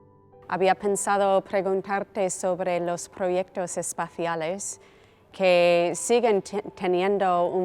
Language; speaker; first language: Spanish; non-native, fluent; English